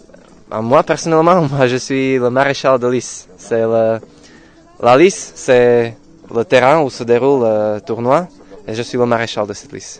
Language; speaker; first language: French; non-native, fluent; Slovak